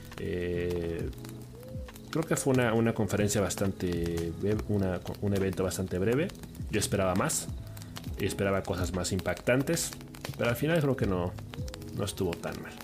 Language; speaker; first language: Spanish; native; Spanish